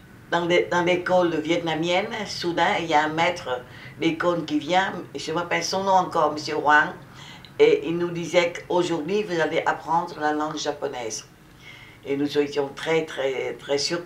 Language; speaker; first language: French; non-native, local second language; Vietnamese